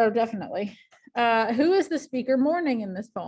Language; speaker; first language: English; native; English